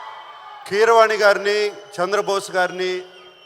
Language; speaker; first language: Telugu; native; Telugu